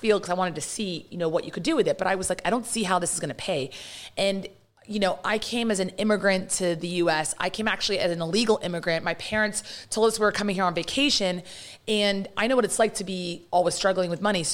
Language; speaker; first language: English; native; English